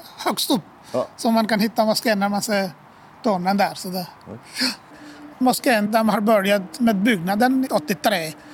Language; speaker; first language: Swedish; non-native, fluent; Albanian